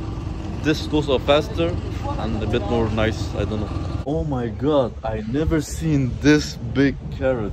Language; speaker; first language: English; non-native, fluent; Persian